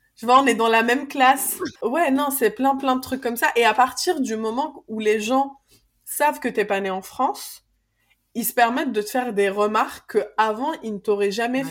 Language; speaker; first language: French; early bilingual, other home language; Arabic